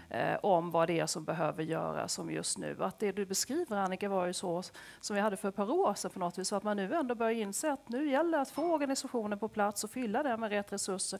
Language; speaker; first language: Swedish; native; Swedish